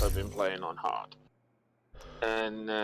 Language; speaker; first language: English; native; English